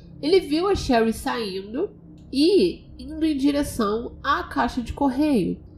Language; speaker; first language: Portuguese; native; Portuguese